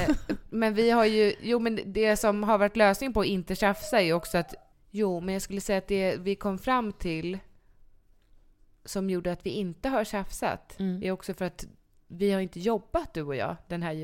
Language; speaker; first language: Swedish; native; Swedish